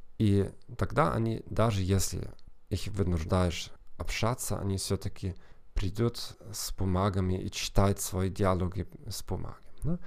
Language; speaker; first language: Russian; non-native, fluent; German